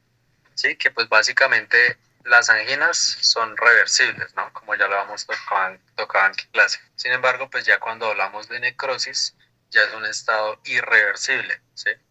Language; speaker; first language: Spanish; native; Spanish